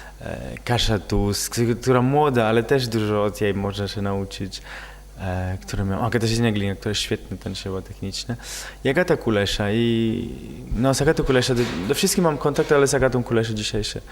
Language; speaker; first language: Polish; non-native, fluent; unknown